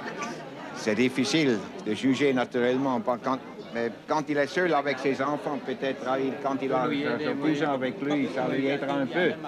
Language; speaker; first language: French; non-native, fluent; Swiss German